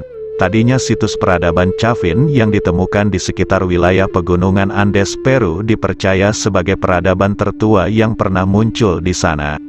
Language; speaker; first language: Indonesian; native; Indonesian